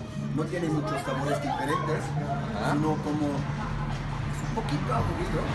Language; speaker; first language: Spanish; non-native, learner; German